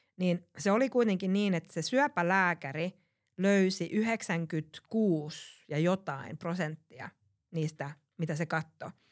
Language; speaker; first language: Finnish; early bilingual, heritage; Finnish